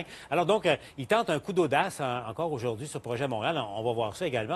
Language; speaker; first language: French; native; French